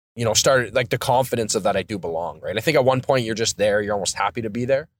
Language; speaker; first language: English; native; English